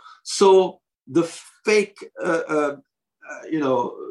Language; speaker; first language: English; non-native, fluent; French